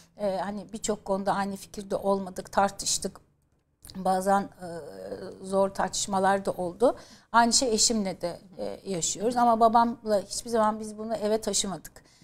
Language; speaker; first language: Turkish; native; Turkish